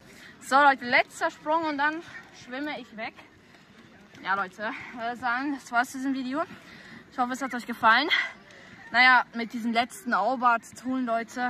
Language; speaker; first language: German; early bilingual, other home language; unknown